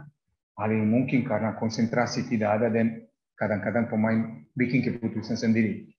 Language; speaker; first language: Indonesian; non-native, learner; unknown